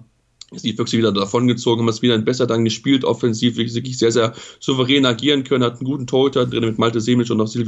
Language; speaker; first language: German; native; German